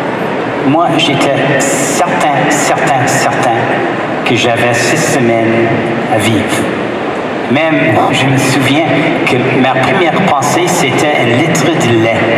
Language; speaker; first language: French; non-native, fluent; English